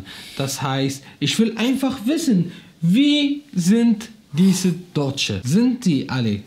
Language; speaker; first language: German; non-native, fluent; Arabic